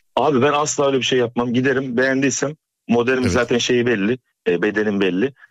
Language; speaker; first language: Turkish; native; Turkish